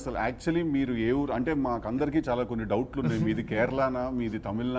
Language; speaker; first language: Telugu; native; Telugu